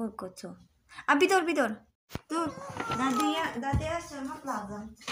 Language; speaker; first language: Turkish; non-native, learner; Filipino